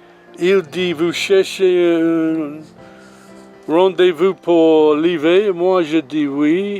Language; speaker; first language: French; non-native, learner; English